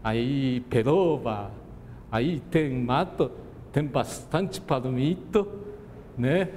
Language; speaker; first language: Portuguese; non-native, learner; Japanese